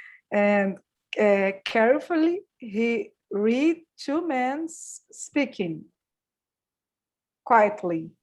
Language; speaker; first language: English; non-native, learner; Portuguese